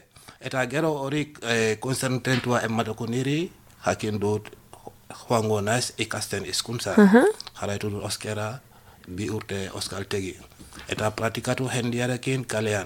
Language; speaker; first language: Basque; non-native, learner; Wolof